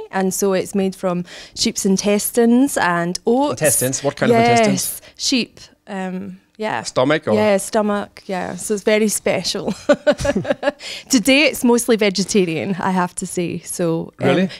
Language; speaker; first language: English; native; English